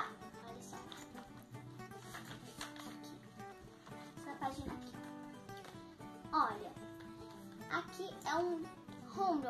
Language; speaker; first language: Portuguese; native; Portuguese